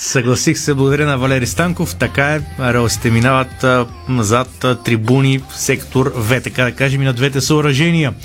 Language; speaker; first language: Bulgarian; native; Bulgarian